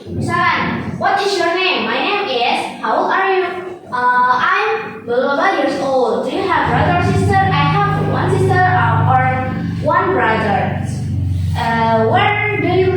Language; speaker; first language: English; non-native, fluent; Indonesian